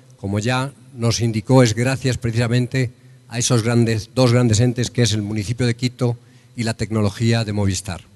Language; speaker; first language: Spanish; native; Spanish